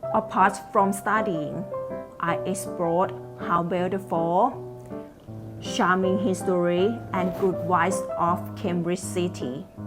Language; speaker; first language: English; non-native, fluent; Thai